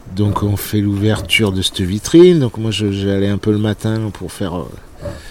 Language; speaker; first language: French; native; French